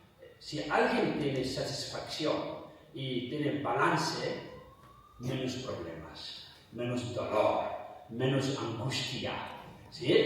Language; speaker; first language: Spanish; non-native, fluent; Tibetan